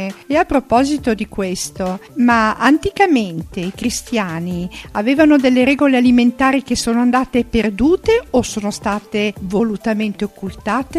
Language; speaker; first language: Italian; native; Italian